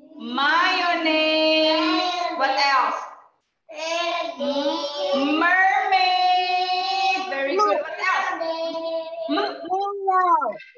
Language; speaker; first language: English; non-native, learner; Indonesian